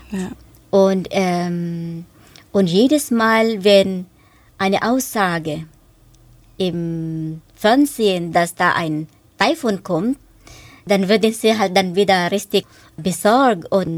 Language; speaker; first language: German; non-native, fluent; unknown